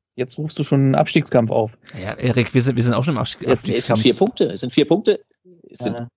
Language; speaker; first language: German; native; German